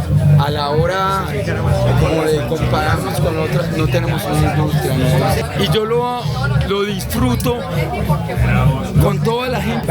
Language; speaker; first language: Spanish; native; Spanish